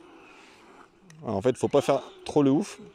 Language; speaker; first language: French; native; French